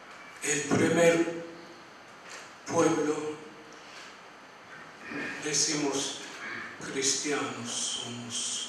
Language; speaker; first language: Spanish; non-native, fluent; Armenian